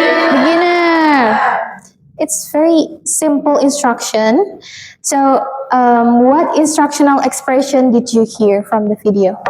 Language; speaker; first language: English; non-native, fluent; Indonesian